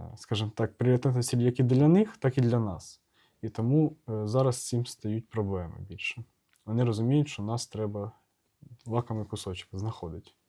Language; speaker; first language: Ukrainian; native; Ukrainian